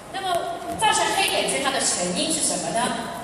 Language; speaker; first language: Chinese; native; Chinese